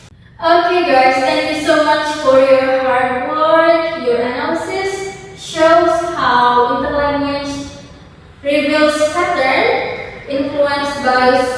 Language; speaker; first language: English; non-native, fluent; Indonesian